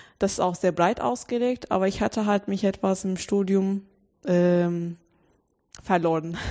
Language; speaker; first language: German; non-native, fluent; Turkish